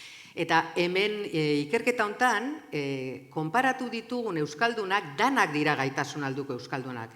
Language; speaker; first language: Basque; native; Basque